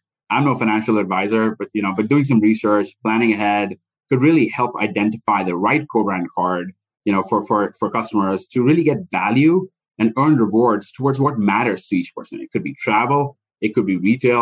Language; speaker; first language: English; non-native, local second language; Hindi